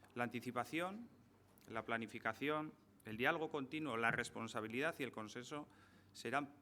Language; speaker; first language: Spanish; native; Spanish